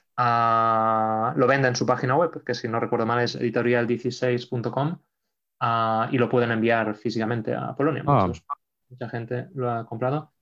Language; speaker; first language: Spanish; non-native, local second language; Catalan